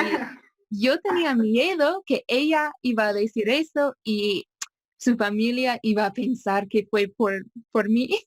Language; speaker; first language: Spanish; non-native, fluent; English